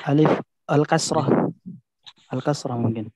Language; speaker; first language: Arabic; non-native, learner; Indonesian